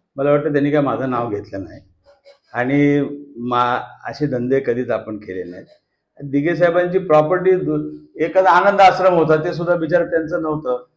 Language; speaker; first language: Marathi; native; Marathi